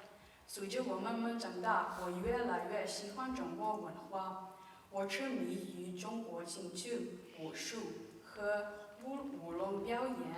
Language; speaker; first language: Chinese; non-native, learner; Slovenian